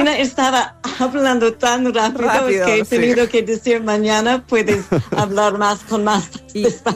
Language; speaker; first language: Spanish; non-native, fluent; English